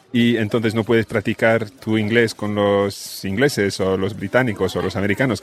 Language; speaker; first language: Spanish; non-native, fluent; English